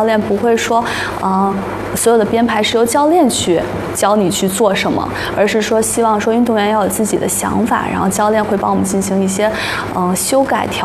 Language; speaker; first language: Chinese; native; Chinese